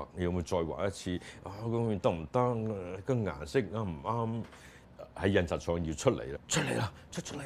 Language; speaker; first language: Chinese; native; Chinese